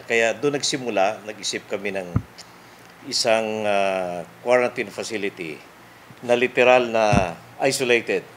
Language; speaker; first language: Filipino; non-native, local second language; Bikol